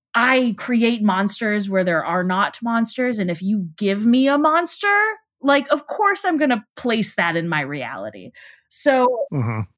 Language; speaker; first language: English; native; English